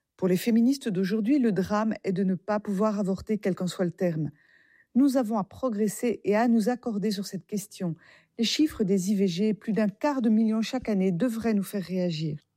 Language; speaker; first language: French; native; French